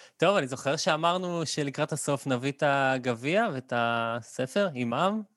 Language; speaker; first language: Hebrew; native; Hebrew